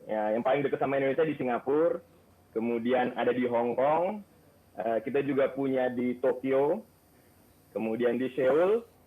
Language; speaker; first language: Indonesian; native; Indonesian